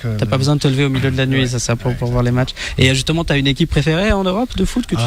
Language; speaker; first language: French; native; French